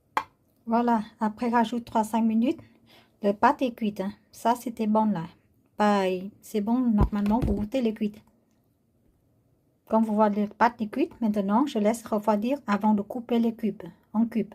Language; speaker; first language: French; non-native, learner; Vietnamese